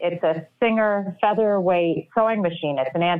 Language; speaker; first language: English; native; English